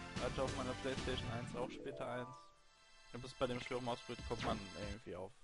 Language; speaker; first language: German; native; German